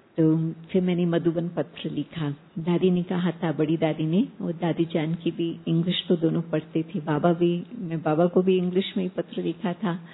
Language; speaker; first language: Hindi; non-native, fluent; English